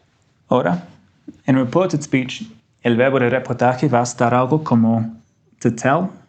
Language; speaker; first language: Spanish; non-native, fluent; English